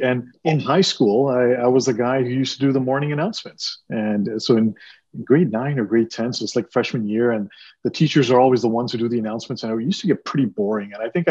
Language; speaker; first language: English; early bilingual, other home language; Punjabi